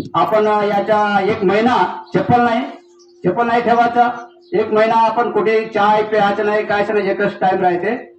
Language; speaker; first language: Marathi; non-native, local second language; Gondi